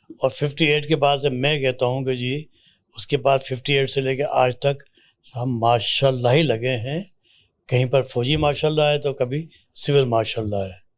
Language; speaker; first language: Urdu; native; Urdu